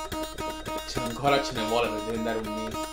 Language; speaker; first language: Italian; native; Italian